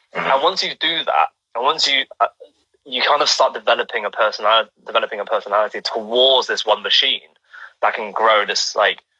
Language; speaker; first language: English; native; English